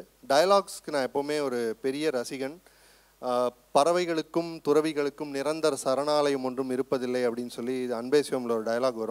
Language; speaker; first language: Tamil; native; Tamil